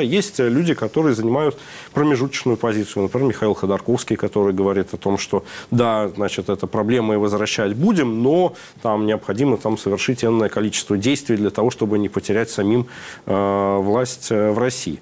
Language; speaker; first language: Russian; native; Russian